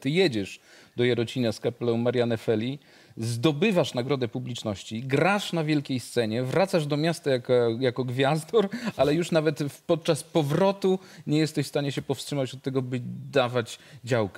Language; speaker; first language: Polish; native; Polish